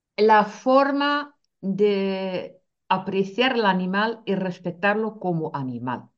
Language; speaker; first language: Spanish; non-native, fluent; Dutch